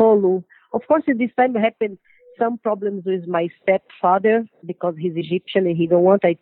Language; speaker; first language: English; non-native, learner; Portuguese